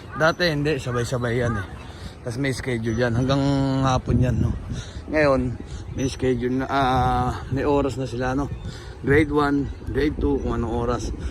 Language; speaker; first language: Filipino; native; Filipino